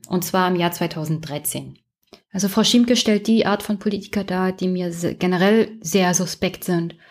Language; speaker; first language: German; native; German